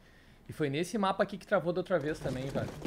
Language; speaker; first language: Portuguese; native; Portuguese